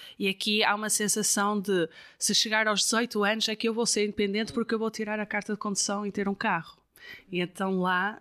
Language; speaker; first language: Portuguese; non-native, fluent; Dutch